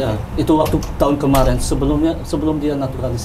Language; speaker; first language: Indonesian; early bilingual, heritage; Dutch